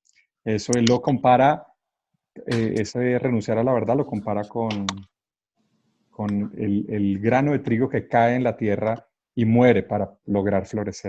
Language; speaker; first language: Spanish; native; Spanish